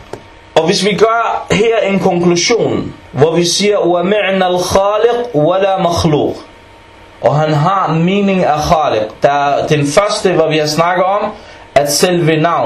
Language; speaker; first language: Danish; early bilingual, other home language; Arabic